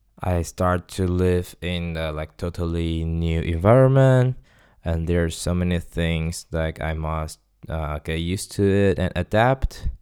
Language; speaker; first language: English; non-native, fluent; Chinese